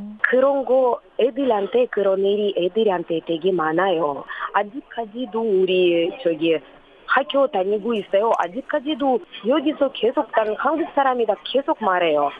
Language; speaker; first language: Korean; non-native, learner; Russian